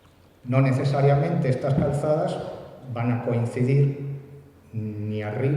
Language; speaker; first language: Spanish; native; Spanish